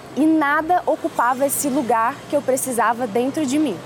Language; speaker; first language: Portuguese; early bilingual, other home language; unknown